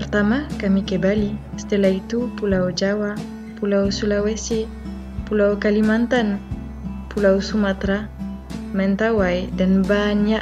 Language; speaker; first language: Indonesian; non-native, fluent; French